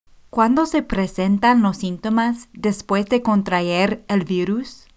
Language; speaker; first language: Spanish; non-native, fluent; English